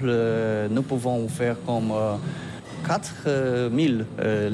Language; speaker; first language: French; non-native, learner; Polish